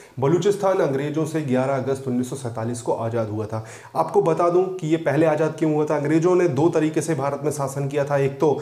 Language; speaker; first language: Hindi; native; Hindi